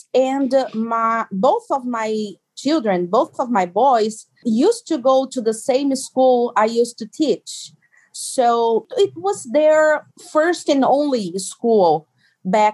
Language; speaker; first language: English; non-native, fluent; Portuguese